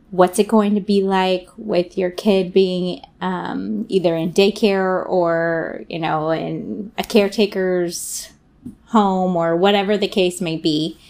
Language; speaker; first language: English; native; English